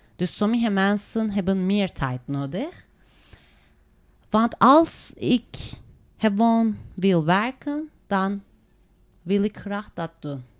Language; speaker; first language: Dutch; non-native, learner; Turkish